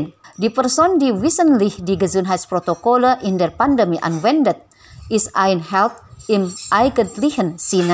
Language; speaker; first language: German; non-native, fluent; Indonesian